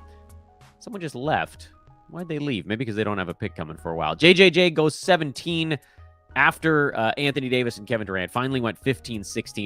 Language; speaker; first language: English; native; English